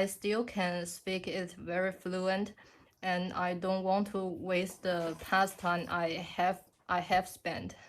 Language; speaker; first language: English; non-native, learner; Chinese